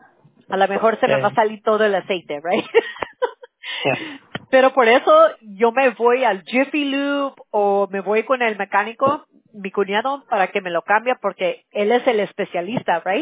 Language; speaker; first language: Spanish; early bilingual, heritage; Spanish